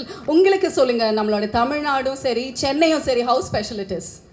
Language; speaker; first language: Tamil; native; Tamil